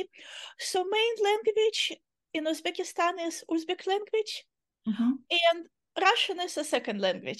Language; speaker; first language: English; non-native, fluent; Uzbek